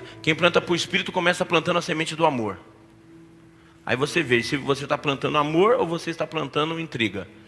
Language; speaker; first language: Portuguese; native; Portuguese